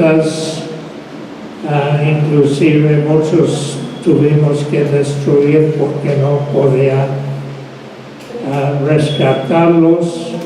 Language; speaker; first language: Spanish; non-native, fluent; English